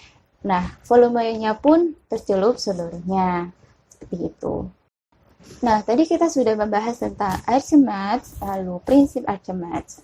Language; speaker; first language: Indonesian; native; Indonesian